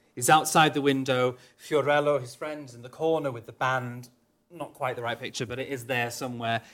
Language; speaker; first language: English; non-native, local second language; Welsh